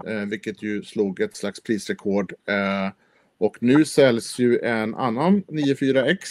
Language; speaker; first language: Swedish; native; Swedish